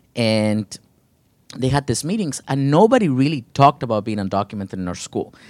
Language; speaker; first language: English; early bilingual, other home language; Spanish